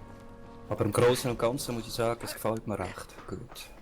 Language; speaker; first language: German; native; German